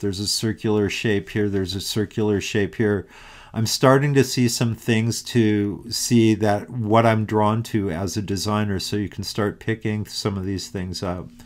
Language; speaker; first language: English; native; English